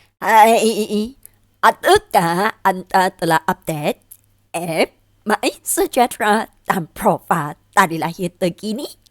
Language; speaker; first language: Malay; non-native, local second language; Chinese